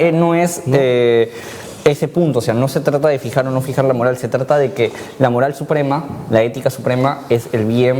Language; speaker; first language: Spanish; native; Spanish